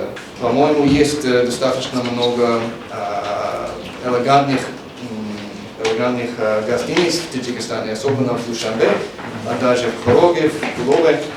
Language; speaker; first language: Russian; non-native, fluent; English